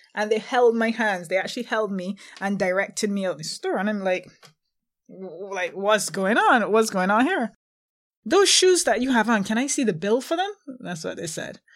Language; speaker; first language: English; native; English